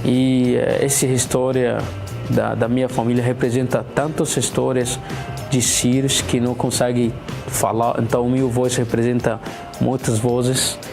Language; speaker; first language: Portuguese; non-native, learner; Arabic